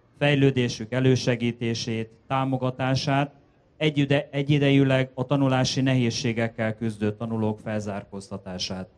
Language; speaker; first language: Hungarian; native; Hungarian